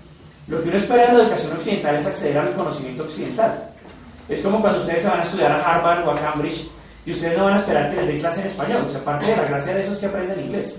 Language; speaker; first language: Spanish; native; Spanish